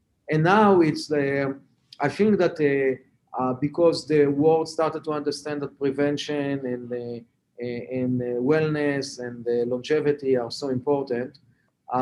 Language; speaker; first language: English; non-native, fluent; Hebrew